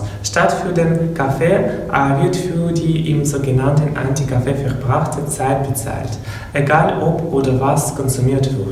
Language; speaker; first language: German; non-native, learner; Russian